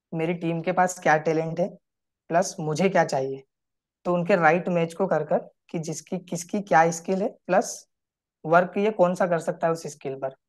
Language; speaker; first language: Hindi; native; Hindi